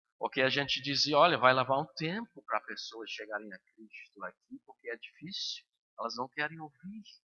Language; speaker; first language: Portuguese; early bilingual, other home language; English